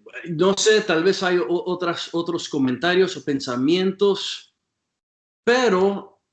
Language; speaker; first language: Spanish; non-native, fluent; English